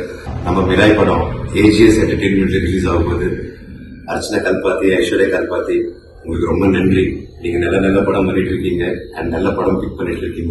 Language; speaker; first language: Tamil; non-native, local second language; Telugu